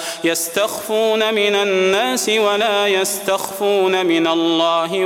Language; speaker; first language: Arabic; native; Arabic